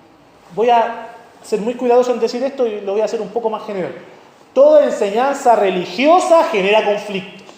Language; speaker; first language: Spanish; native; Spanish